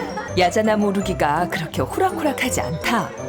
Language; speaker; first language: Korean; native; Korean